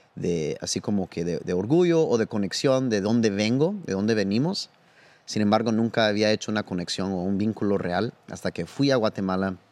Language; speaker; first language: Spanish; early bilingual, heritage; Spanish